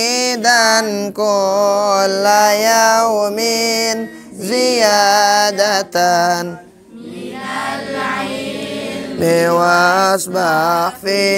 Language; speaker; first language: Arabic; non-native, fluent; Indonesian